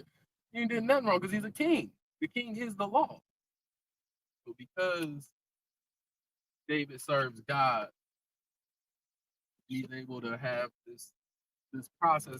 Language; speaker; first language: English; native; English